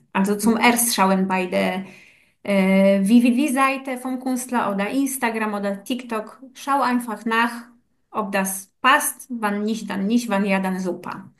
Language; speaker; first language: German; non-native, learner; Polish